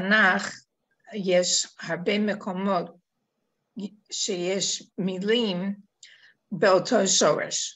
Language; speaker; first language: Hebrew; non-native, fluent; English